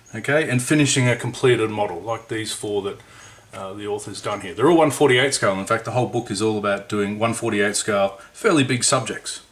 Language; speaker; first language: English; native; English